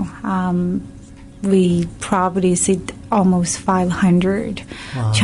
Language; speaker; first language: English; non-native, learner; Chinese